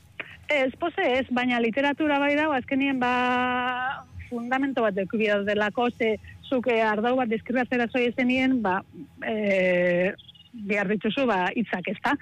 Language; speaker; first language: Basque; native; Basque